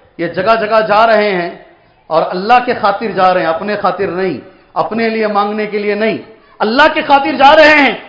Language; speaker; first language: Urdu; native; Urdu